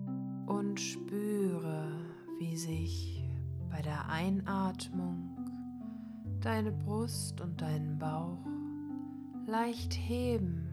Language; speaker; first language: German; native; German